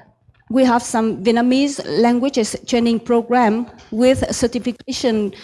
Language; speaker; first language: English; non-native, learner; Vietnamese